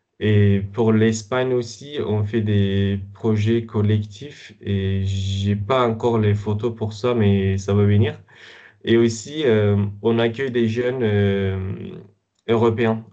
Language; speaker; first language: French; non-native, fluent; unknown